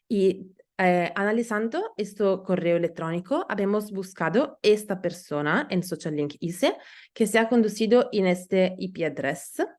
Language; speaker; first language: Spanish; non-native, learner; Italian